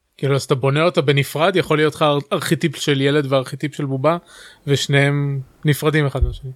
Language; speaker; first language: Hebrew; native; Hebrew